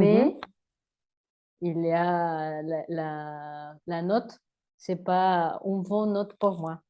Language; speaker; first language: French; non-native, learner; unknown